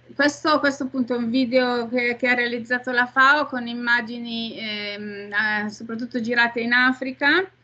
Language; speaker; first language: Italian; native; Italian